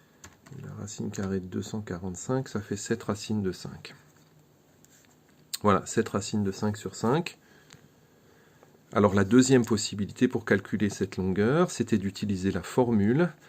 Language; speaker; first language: French; native; French